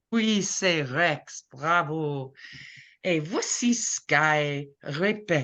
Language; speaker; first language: French; non-native, fluent; English